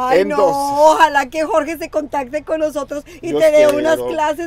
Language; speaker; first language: Spanish; native; Spanish